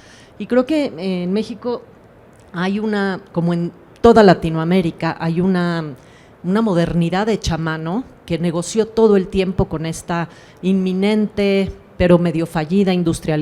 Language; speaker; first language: Spanish; native; Spanish